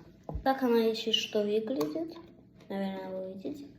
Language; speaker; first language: Russian; non-native, local second language; Azerbaijani